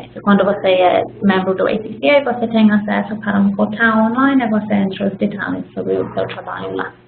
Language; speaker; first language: Portuguese; non-native, fluent; English